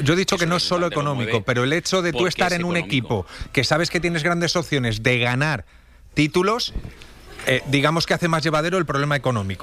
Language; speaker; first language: Spanish; native; Spanish